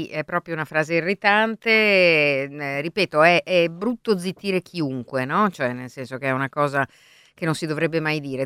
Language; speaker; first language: Italian; native; Italian